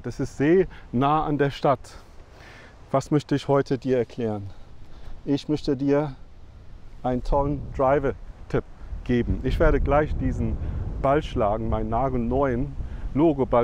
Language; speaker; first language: German; non-native, fluent; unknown